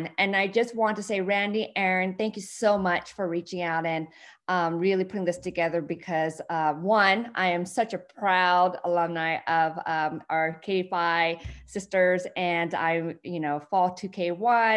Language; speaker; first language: English; early bilingual, other home language; Vietnamese